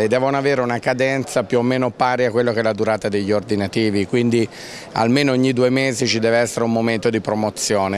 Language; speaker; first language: Italian; native; Italian